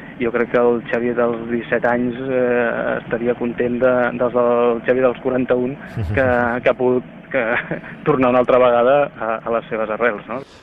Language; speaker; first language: Catalan; native; Catalan